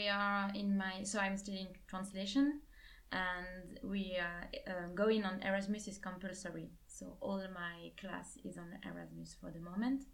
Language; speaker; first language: English; non-native, fluent; French